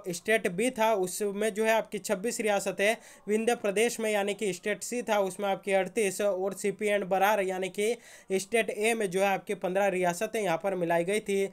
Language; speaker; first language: Hindi; native; Hindi